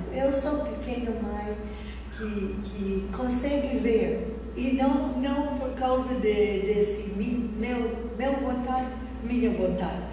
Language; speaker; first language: Portuguese; non-native, fluent; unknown